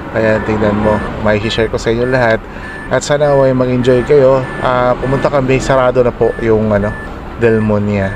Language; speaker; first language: Filipino; non-native, local second language; Cebuano